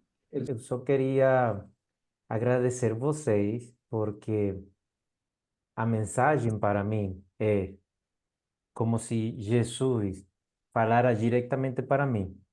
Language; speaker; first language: Portuguese; non-native, fluent; Spanish